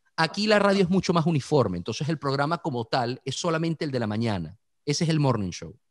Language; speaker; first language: Spanish; native; Spanish